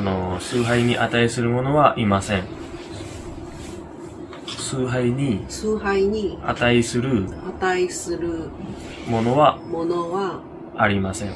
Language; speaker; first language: Japanese; non-native, fluent; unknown